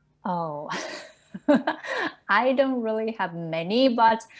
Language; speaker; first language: English; non-native, fluent; Japanese